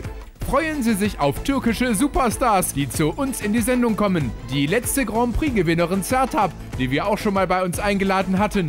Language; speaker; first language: German; native; German